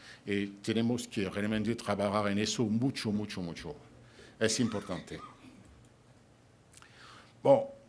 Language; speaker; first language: Spanish; non-native, fluent; French